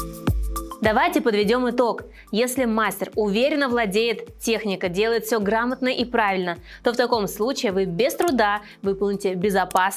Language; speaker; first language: Russian; native; Russian